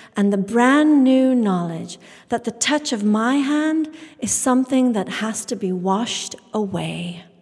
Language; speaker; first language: English; native; English